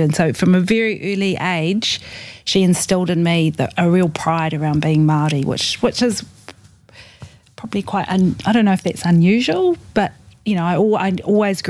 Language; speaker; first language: English; native; English